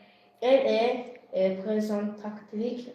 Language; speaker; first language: French; non-native, learner; Azerbaijani